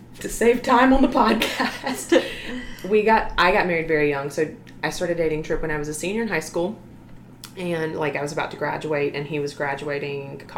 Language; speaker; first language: English; native; English